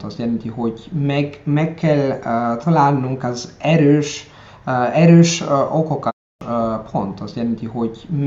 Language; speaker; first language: Hungarian; non-native, learner; Italian